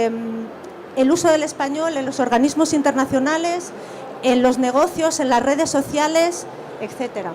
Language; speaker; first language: Spanish; native; Spanish